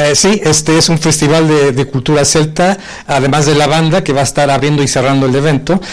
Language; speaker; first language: Spanish; early bilingual, heritage; Spanish